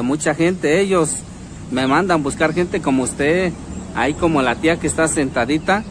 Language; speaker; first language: Spanish; native; Spanish